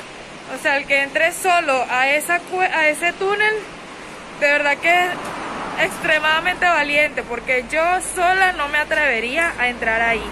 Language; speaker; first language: Spanish; native; Spanish